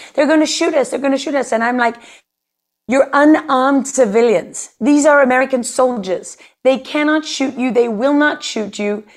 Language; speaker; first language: English; native; English